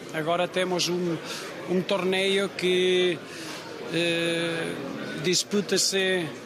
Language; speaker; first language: Portuguese; non-native, fluent; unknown